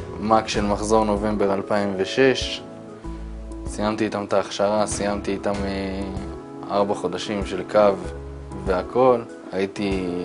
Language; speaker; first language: Hebrew; native; Hebrew